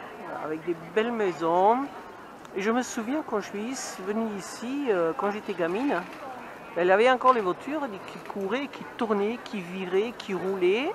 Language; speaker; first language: French; native; French